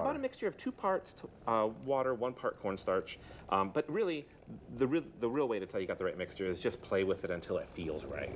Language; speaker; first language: English; native; English